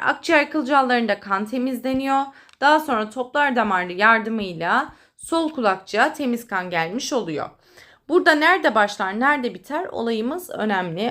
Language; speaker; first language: Turkish; native; Turkish